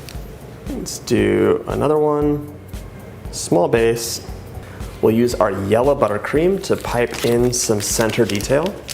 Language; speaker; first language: English; native; English